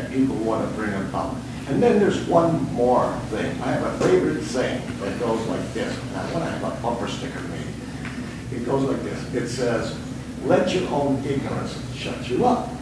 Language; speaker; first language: English; early bilingual, other home language; German